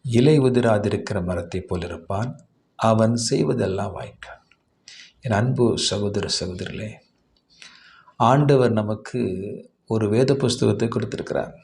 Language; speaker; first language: Tamil; native; Tamil